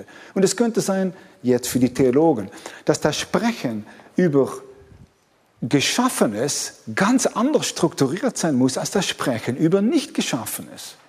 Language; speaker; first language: German; non-native, fluent; Dutch